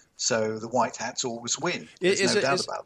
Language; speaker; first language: English; native; English